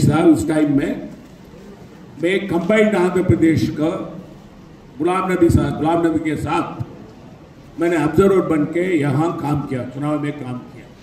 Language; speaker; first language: Hindi; non-native, local second language; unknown